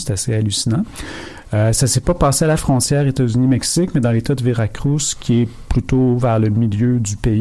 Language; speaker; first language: French; native; French